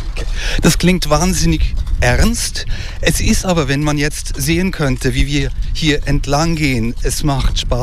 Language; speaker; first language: German; native; German